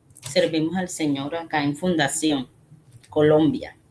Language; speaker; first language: Spanish; native; Spanish